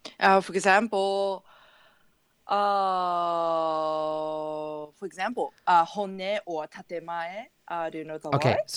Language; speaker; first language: English; non-native, learner; Japanese